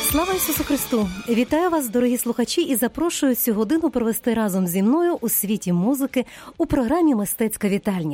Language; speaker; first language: Ukrainian; native; Ukrainian